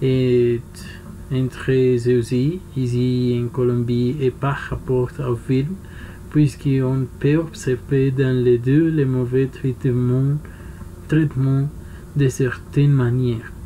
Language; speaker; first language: French; non-native, learner; Spanish